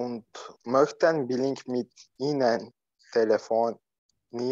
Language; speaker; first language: German; non-native, learner; Turkish